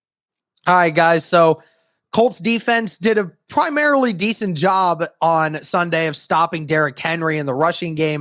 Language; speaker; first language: English; native; English